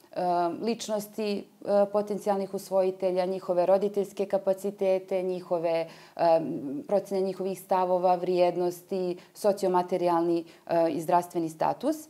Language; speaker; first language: Croatian; native; Croatian